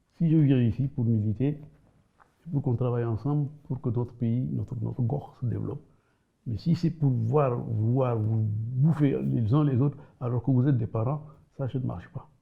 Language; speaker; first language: French; non-native, local second language; Wolof